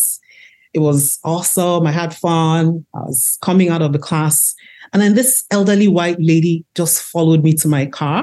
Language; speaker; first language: English; non-native, local second language; Igbo